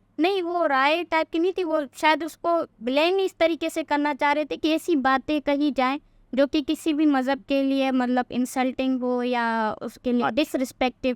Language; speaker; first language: Urdu; non-native, local second language; Sindhi